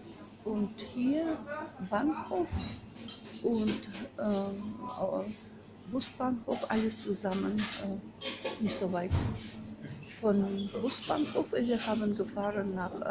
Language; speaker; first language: German; non-native, learner; Russian